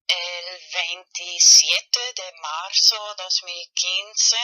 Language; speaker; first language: Spanish; non-native, fluent; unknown